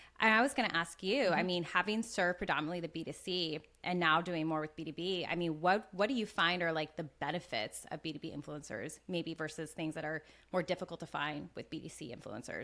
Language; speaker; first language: English; native; English